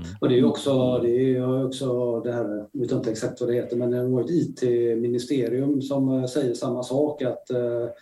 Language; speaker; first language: Swedish; native; Swedish